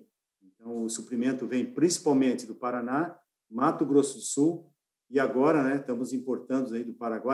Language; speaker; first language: Portuguese; native; Portuguese